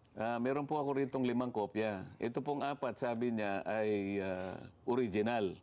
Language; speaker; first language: Filipino; non-native, local second language; Masbatenyo